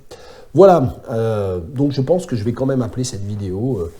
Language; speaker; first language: French; native; French